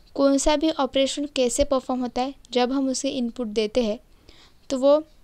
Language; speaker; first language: Hindi; non-native, local second language; Marathi